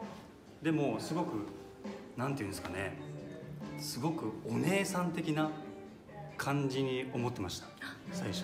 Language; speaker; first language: Japanese; native; Japanese